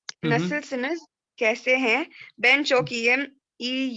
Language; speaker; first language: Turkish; non-native, learner; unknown